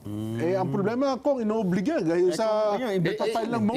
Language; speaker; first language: Filipino; native; Filipino